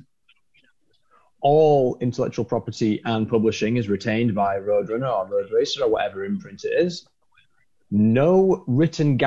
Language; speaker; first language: English; native; English